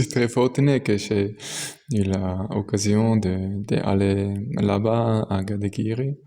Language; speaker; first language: French; non-native, local second language; German